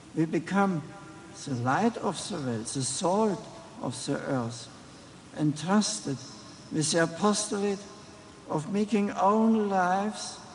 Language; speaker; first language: English; non-native, fluent; German